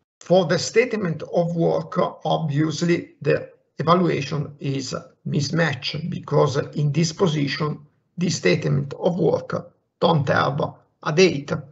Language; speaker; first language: English; non-native, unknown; Italian